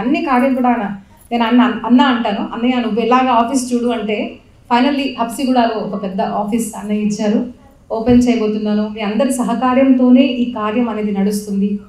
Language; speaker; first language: Telugu; non-native, local second language; Marathi